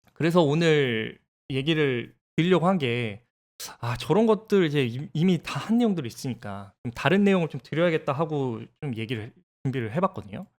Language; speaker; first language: Korean; native; Korean